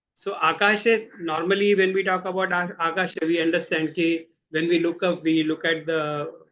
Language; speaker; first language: English; non-native, local second language; Hindi